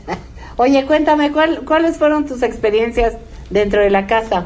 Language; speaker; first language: Spanish; native; Spanish